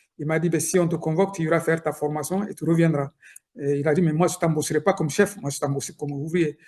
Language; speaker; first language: French; non-native, local second language; Soninke